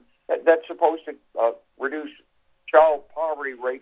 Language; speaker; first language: English; native; English